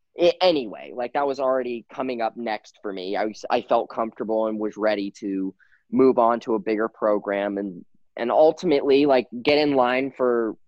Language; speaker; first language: English; native; English